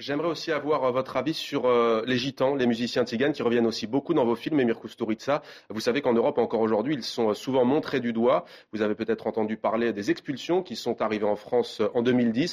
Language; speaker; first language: French; native; French